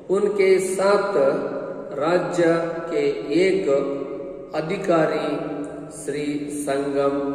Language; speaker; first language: Hindi; non-native, local second language; Kannada